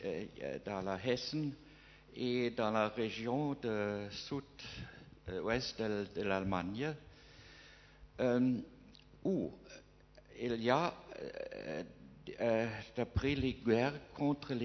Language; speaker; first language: French; non-native, fluent; German